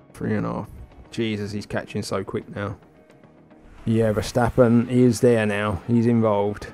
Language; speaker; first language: English; native; English